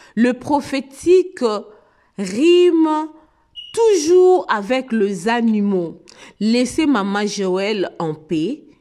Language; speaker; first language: French; non-native, local second language; Lingala